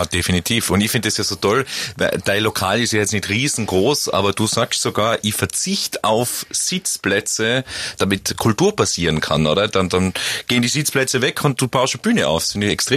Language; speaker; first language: German; native; German